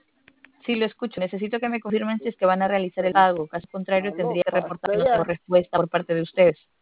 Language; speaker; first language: Spanish; native; Spanish